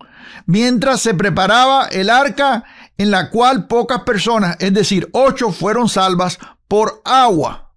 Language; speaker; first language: Spanish; native; Spanish